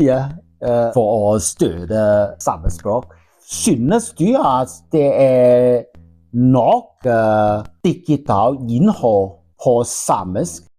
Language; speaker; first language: Norwegian; non-native, learner; Welsh